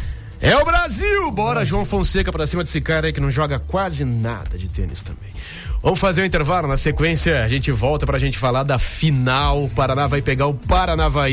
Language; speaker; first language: Portuguese; native; Portuguese